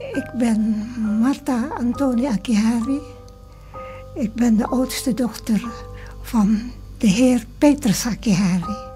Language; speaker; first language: Dutch; early bilingual, other home language; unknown